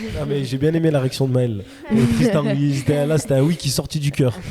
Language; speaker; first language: French; native; French